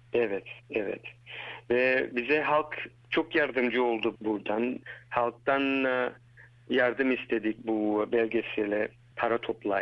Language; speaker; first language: Turkish; early bilingual, heritage; Turkish